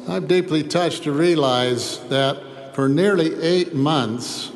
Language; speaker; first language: English; native; English